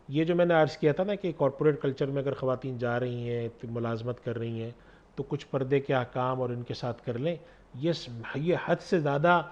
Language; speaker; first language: Urdu; native; Urdu